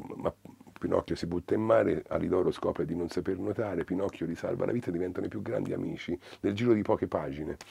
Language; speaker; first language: Italian; native; Italian